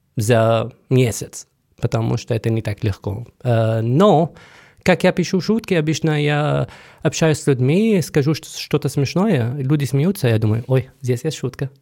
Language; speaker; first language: Russian; non-native, fluent; Arabic